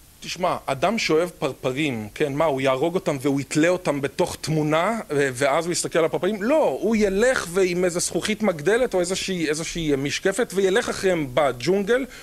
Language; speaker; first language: Hebrew; native; Hebrew